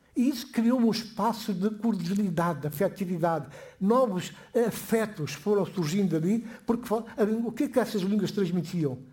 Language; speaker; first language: Portuguese; non-native, local second language; Upper Guinea Crioulo